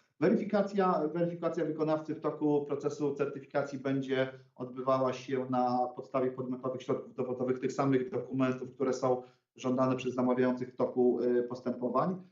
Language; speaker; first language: Polish; native; Polish